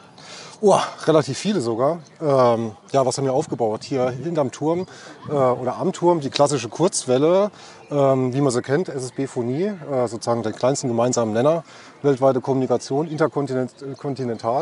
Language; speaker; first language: German; native; German